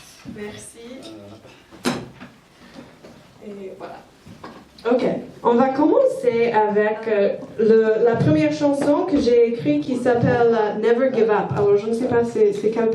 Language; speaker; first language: French; non-native, fluent; English